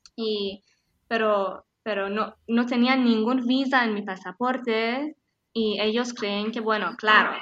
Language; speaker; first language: Spanish; non-native, fluent; Persian